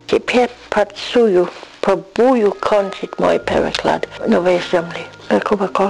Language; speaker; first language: Ukrainian; early bilingual, heritage; English